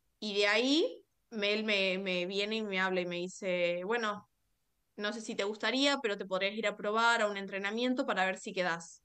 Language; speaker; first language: Spanish; native; Spanish